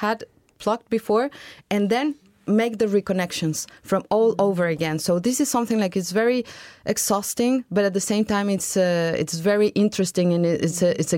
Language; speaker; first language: English; non-native, fluent; Spanish